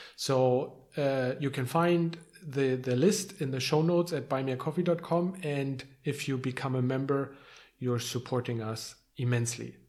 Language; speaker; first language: English; non-native, fluent; German